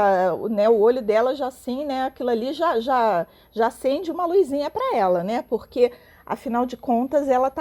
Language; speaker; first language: Portuguese; native; Portuguese